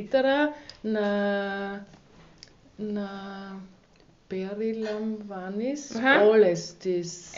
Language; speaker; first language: Greek; non-native, learner; German